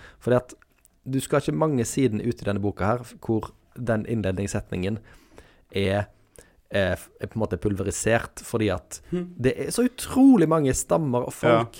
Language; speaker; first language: Norwegian; native; Norwegian